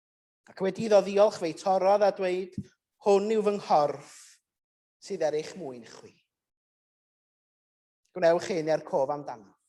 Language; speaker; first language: Welsh; native; Welsh